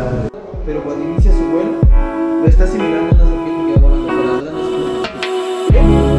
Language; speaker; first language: Spanish; native; Spanish